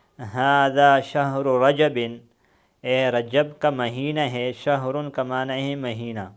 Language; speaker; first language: Urdu; non-native, local second language; Pashto